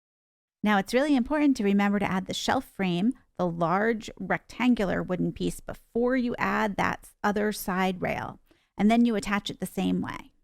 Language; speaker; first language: English; native; English